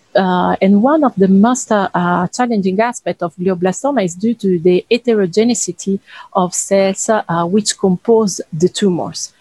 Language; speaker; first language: English; non-native, fluent; Italian